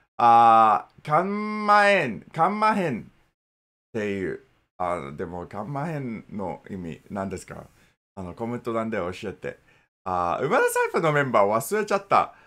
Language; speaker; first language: Japanese; non-native, learner; English